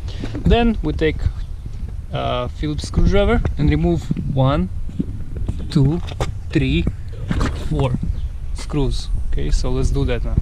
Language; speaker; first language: English; non-native, fluent; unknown